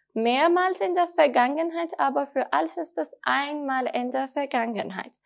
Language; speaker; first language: German; non-native, fluent; Persian